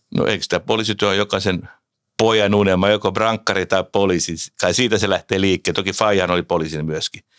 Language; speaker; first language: Finnish; native; Finnish